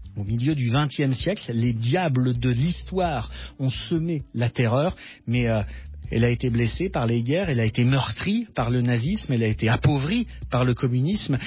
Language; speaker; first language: French; native; French